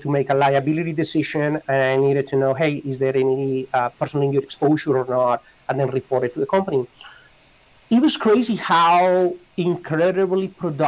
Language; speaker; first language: English; non-native, fluent; Spanish